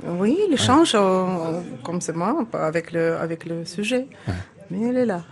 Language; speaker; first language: French; non-native, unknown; Russian